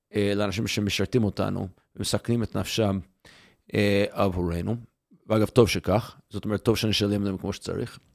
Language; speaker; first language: Hebrew; non-native, fluent; English